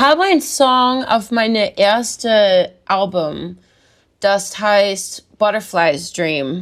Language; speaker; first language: German; non-native, learner; English